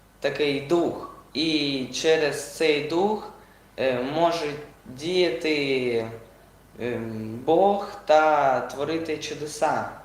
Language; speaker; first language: Ukrainian; non-native, local second language; Russian